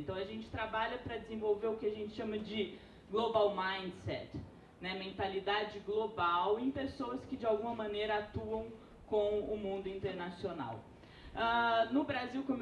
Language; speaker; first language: Portuguese; native; Portuguese